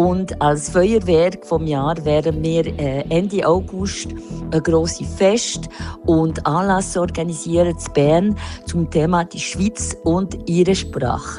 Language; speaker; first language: German; non-native, local second language; French